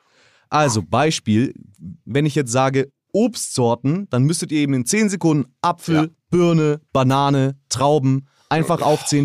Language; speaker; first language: German; native; German